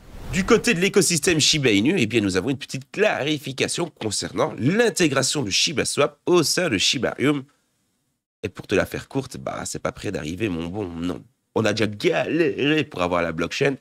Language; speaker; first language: French; native; French